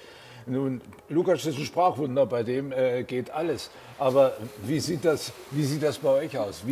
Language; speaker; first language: German; native; German